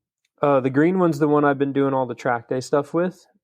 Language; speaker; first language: English; native; English